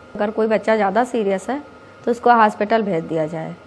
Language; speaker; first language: Hindi; native; Hindi